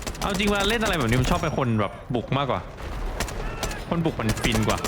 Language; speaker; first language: Thai; native; Thai